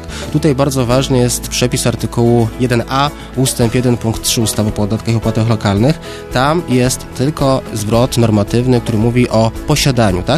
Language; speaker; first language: Polish; native; Polish